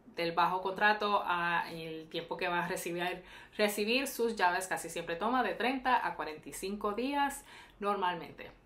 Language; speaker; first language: Spanish; early bilingual, heritage; Spanish